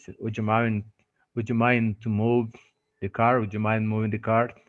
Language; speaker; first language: English; non-native, fluent; Spanish